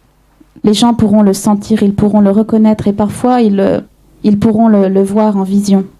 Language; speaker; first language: French; native; French